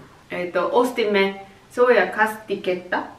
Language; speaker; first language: Finnish; non-native, learner; Japanese